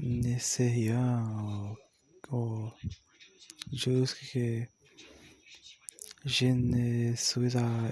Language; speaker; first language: French; non-native, learner; Portuguese